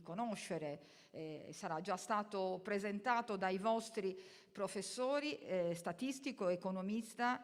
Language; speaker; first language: Italian; native; Italian